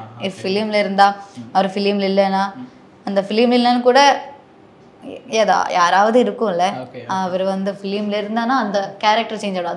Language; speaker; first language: Tamil; non-native, learner; Malayalam